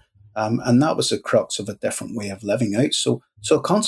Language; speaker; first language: English; native; English